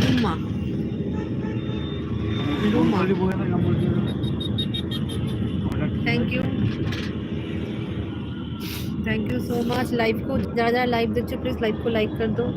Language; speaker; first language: Hindi; non-native, local second language; Bangla